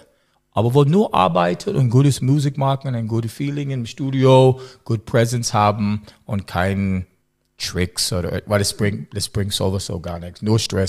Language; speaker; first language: German; non-native, learner; English